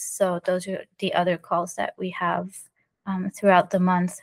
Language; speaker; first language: English; early bilingual, other home language; French